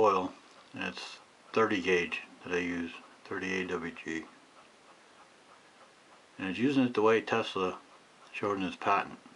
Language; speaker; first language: English; native; English